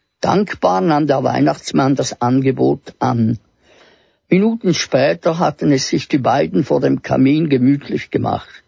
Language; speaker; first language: German; native; German